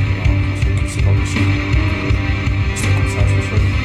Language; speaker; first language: French; non-native, learner; Ukrainian